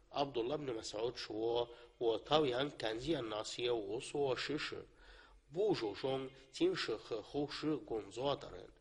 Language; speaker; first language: Chinese; non-native, learner; Arabic